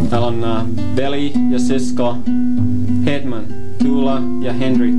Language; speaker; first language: Finnish; native; Finnish